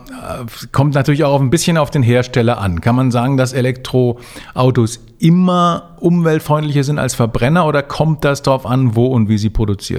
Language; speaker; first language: German; native; German